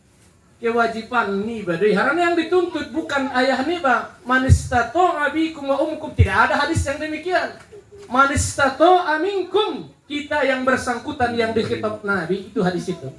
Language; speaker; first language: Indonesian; non-native, local second language; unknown